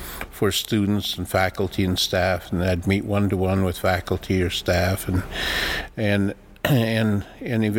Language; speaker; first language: English; early bilingual, other home language; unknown